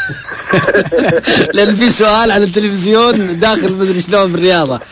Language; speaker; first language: Arabic; native; Arabic